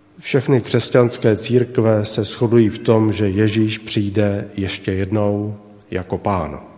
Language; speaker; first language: Czech; native; Czech